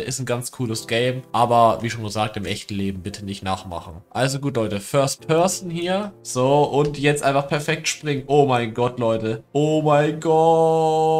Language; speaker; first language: German; native; German